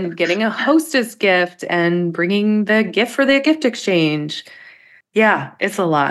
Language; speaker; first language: English; native; English